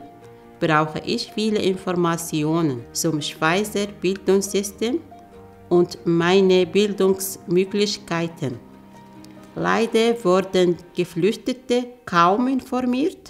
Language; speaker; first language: German; non-native, learner; Arabic